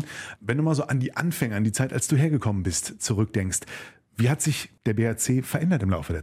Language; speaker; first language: German; native; German